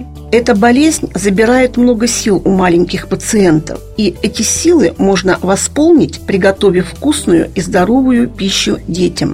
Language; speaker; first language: Russian; native; Russian